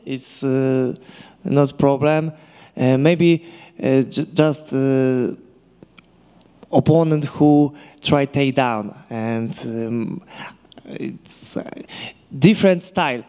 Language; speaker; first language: English; non-native, learner; Polish